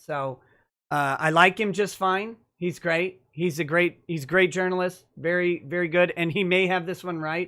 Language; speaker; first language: English; native; English